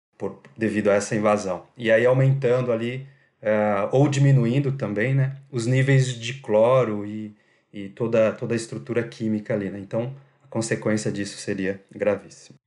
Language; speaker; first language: Portuguese; native; Portuguese